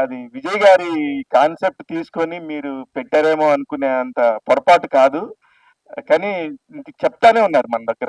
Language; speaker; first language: Telugu; native; Telugu